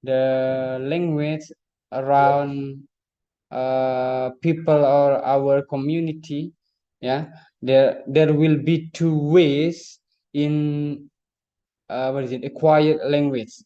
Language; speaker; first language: English; non-native, fluent; Indonesian